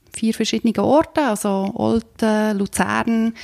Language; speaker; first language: German; native; German